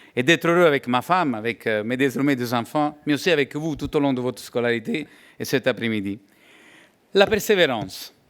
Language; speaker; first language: French; non-native, fluent; Italian